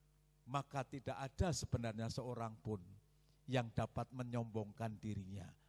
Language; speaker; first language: Indonesian; native; Indonesian